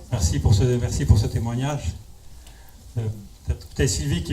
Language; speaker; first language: French; native; French